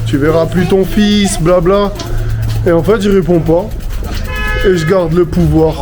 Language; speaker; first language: French; native; French